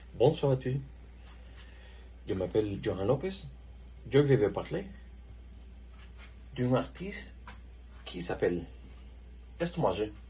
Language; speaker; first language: French; non-native, learner; Spanish